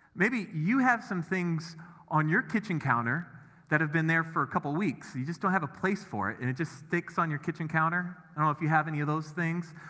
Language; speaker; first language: English; native; English